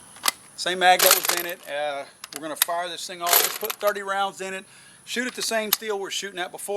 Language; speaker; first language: English; native; English